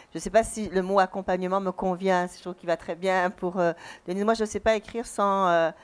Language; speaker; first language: French; native; French